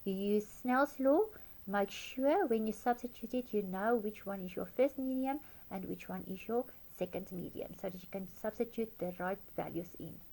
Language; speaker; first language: English; non-native, local second language; Afrikaans